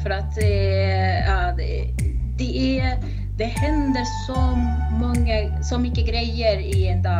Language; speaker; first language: Swedish; non-native, fluent; Spanish